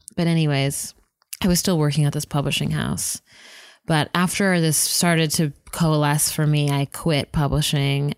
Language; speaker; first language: English; native; English